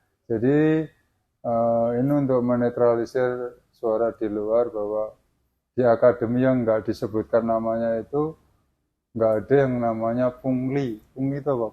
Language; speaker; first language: Indonesian; native; Indonesian